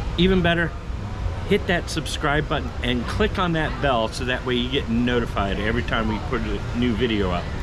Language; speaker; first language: English; native; English